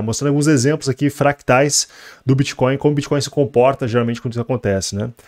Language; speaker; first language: Portuguese; native; Portuguese